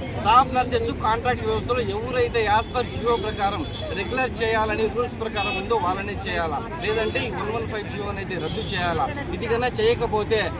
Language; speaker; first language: Telugu; native; Telugu